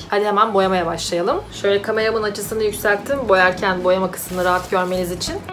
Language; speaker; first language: Turkish; native; Turkish